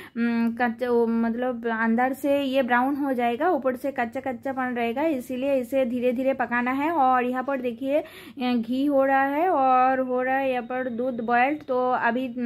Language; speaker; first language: Hindi; non-native, local second language; Bangla